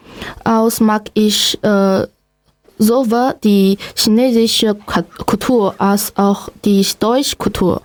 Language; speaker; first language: German; non-native, learner; Chinese